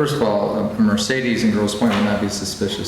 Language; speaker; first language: English; native; English